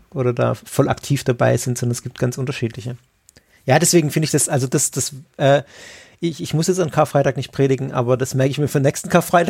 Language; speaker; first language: German; native; German